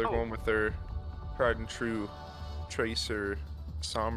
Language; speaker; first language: English; native; English